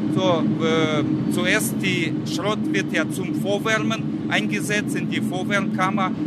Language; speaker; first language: German; non-native, fluent; Russian